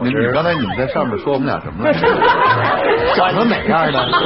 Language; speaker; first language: Chinese; native; Chinese